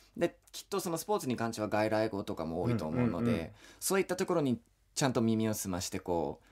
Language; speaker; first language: Japanese; non-native, fluent; English